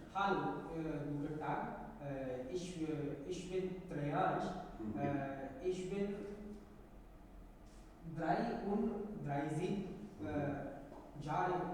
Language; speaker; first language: German; non-native, learner; Hindi